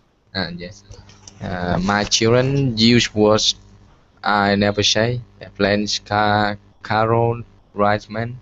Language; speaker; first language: English; non-native, learner; Vietnamese